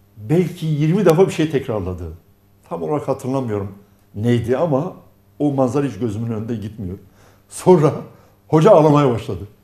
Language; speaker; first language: Turkish; non-native, local second language; Arabic